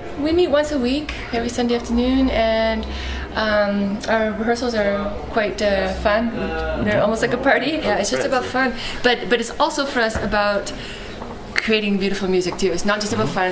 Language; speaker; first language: English; native; English